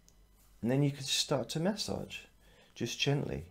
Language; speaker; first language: English; native; English